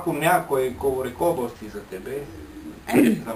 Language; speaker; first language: Bulgarian; non-native, learner; Finnish